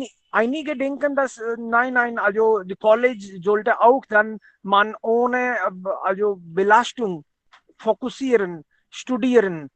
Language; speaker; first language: German; non-native, fluent; Hindi